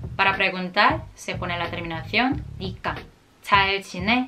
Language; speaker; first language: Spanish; non-native, fluent; Korean